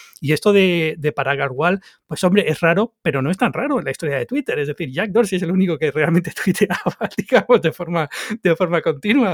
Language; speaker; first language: Spanish; native; Spanish